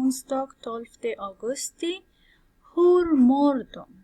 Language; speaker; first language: Swedish; non-native, fluent; Persian